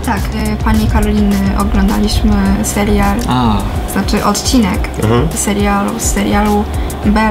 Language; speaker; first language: Polish; non-native, fluent; Japanese